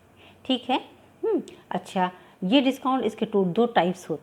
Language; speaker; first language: Hindi; native; Hindi